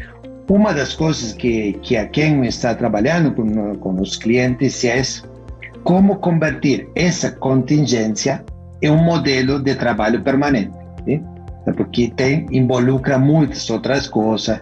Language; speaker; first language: Portuguese; non-native, fluent; Spanish